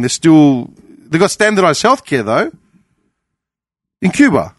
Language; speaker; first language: English; early bilingual, other home language; Greek